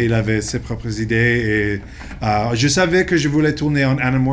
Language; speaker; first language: French; non-native, local second language; English